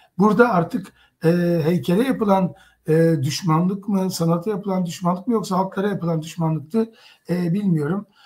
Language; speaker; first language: Turkish; native; Turkish